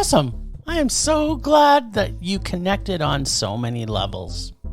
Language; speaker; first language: English; native; English